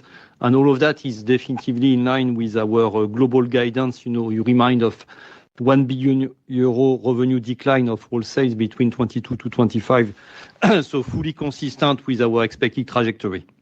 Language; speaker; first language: English; non-native, fluent; French